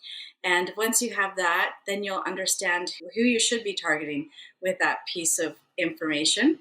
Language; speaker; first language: English; native; English